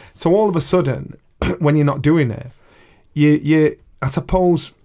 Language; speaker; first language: English; native; English